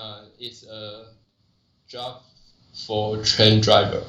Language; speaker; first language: English; non-native, learner; Chinese